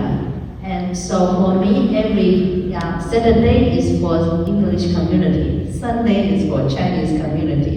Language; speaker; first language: English; non-native, fluent; Chinese